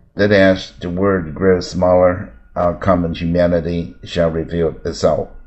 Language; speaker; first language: English; non-native, fluent; Chinese